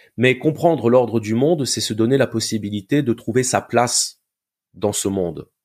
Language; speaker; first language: French; native; French